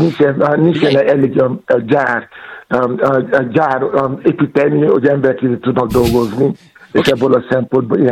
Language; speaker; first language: Hungarian; non-native, learner; Yoruba